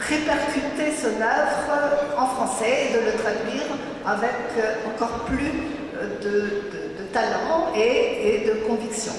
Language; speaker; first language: French; native; French